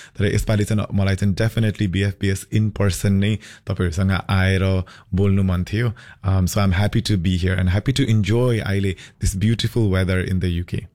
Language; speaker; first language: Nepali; early bilingual, heritage; Nepali